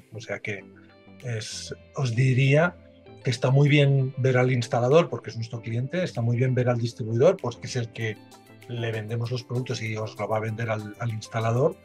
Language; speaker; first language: Spanish; native; Spanish